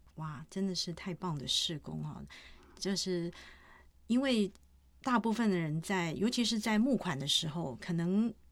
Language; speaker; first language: Chinese; native; Chinese